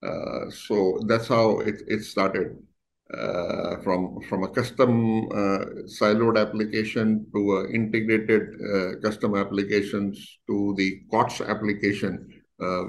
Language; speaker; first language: English; non-native, local second language; Hindi